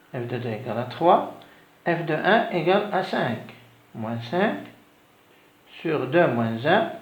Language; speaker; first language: French; non-native, local second language; Arabic